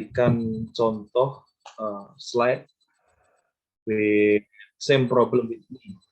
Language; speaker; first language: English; non-native, learner; Indonesian